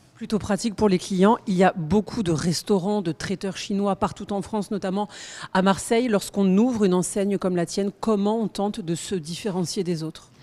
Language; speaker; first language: French; native; French